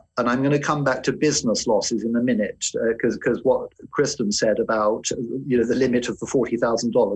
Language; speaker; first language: English; native; English